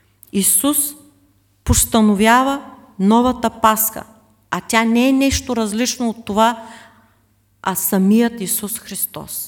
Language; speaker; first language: Bulgarian; native; Bulgarian